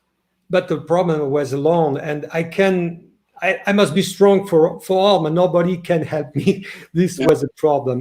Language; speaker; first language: English; non-native, learner; French